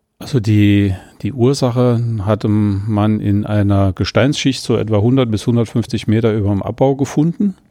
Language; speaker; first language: German; native; German